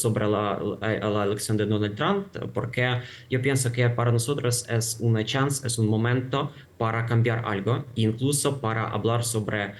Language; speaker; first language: Spanish; non-native, fluent; Ukrainian